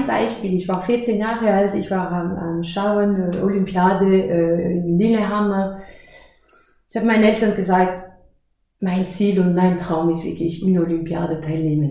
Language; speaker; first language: German; non-native, fluent; French